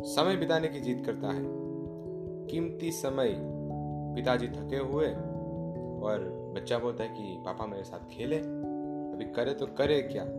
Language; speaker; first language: Hindi; non-native, local second language; Gujarati